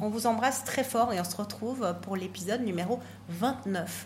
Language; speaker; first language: French; native; French